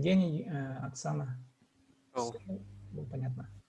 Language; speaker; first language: Russian; native; Russian